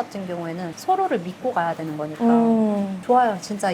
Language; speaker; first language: Korean; native; Korean